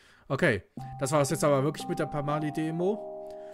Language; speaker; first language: German; native; German